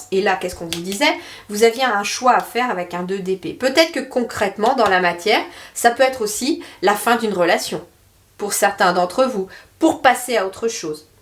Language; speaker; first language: French; native; French